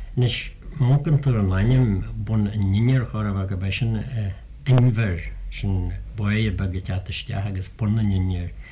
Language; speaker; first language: Irish; native; Irish